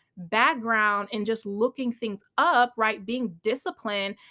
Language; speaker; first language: English; native; English